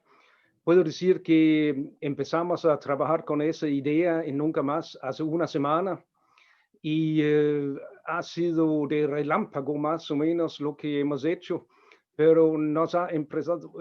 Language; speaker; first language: Spanish; non-native, fluent; Danish